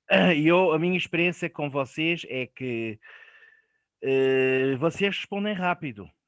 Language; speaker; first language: Portuguese; non-native, fluent; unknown